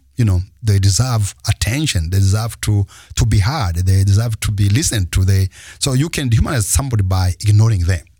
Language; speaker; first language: English; non-native, local second language; Kinyarwanda